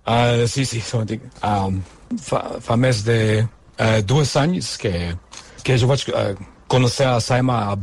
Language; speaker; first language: Catalan; non-native, learner; English